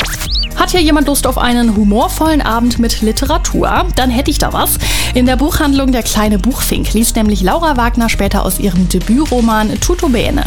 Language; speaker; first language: German; native; German